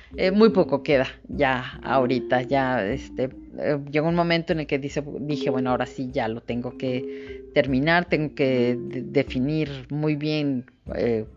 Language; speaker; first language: Spanish; native; Spanish